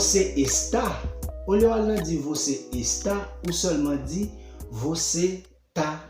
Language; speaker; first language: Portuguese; non-native, fluent; Haitian Creole